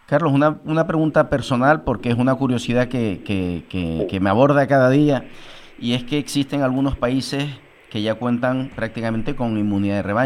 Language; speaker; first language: Spanish; native; Spanish